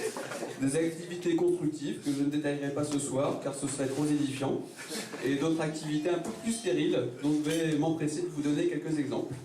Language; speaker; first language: French; native; French